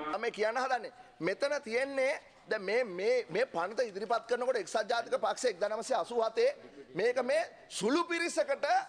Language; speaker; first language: English; non-native, local second language; Sinhala